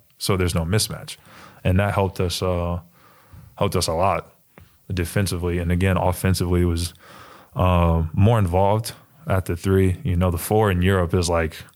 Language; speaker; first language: English; native; English